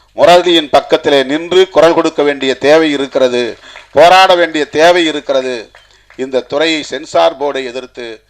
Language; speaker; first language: Tamil; native; Tamil